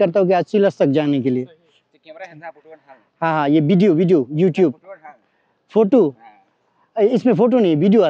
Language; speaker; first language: Hindi; non-native, learner; Bangla